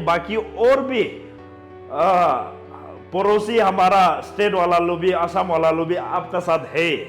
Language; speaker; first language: Hindi; non-native, local second language; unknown